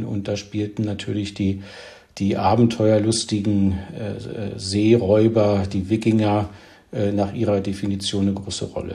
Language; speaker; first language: German; native; German